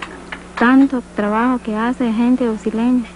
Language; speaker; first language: Spanish; non-native, local second language; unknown